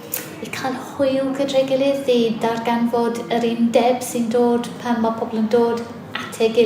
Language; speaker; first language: Welsh; non-native, fluent; English